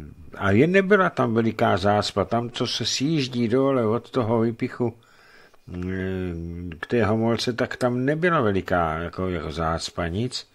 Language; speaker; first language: Czech; native; Czech